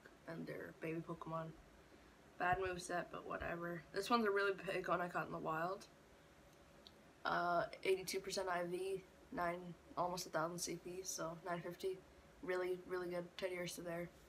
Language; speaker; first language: English; native; English